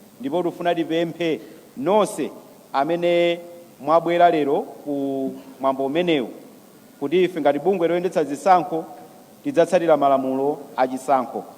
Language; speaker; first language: Nyanja; native; Nyanja